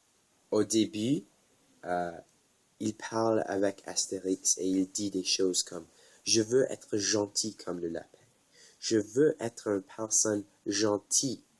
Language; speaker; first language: French; non-native, learner; English